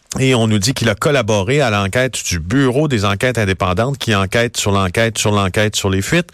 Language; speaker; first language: French; native; French